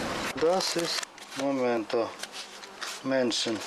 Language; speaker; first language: German; non-native, learner; Russian